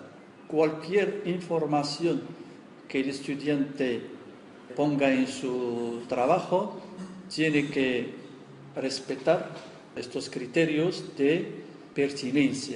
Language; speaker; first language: Spanish; non-native, fluent; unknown